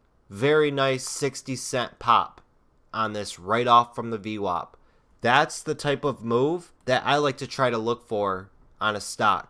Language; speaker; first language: English; native; English